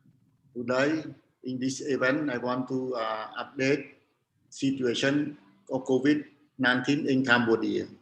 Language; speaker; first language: English; non-native, learner; Khmer